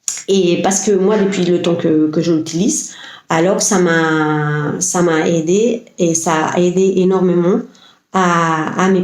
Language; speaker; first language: French; non-native, fluent; Spanish